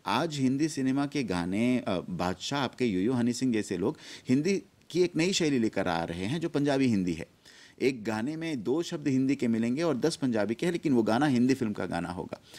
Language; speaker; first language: Hindi; early bilingual, heritage; Hindi